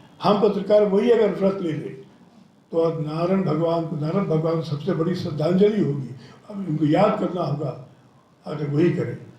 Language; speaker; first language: Hindi; non-native, local second language; Telugu